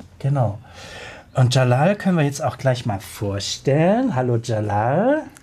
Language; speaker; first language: German; native; German